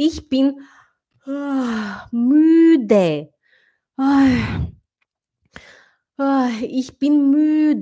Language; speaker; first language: German; non-native, fluent; Portuguese